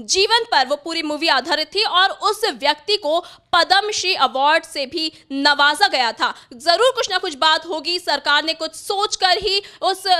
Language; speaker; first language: Hindi; native; Hindi